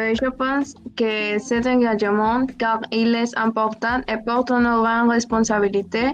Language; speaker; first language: French; non-native, learner; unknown